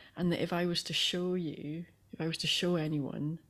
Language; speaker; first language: English; native; English